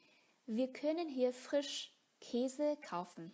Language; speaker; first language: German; non-native, fluent; Vietnamese